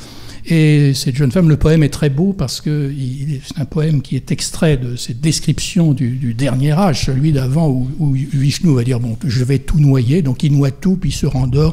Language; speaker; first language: French; native; French